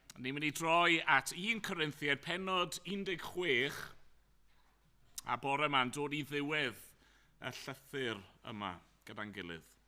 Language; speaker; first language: Welsh; native; Welsh